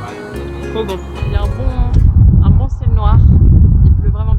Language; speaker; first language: French; native; French